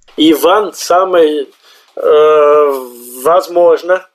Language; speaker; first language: Russian; non-native, fluent; Portuguese